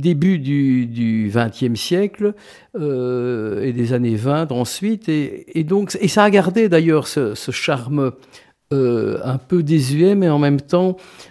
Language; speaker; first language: French; native; French